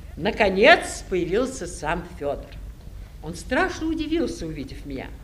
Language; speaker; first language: Russian; native; Russian